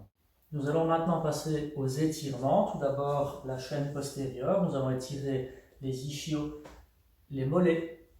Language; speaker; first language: French; native; French